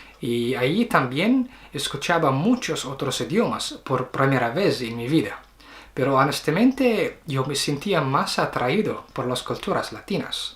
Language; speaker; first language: Spanish; non-native, learner; Arabic